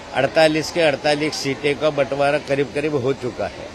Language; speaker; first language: Hindi; non-native, local second language; Marathi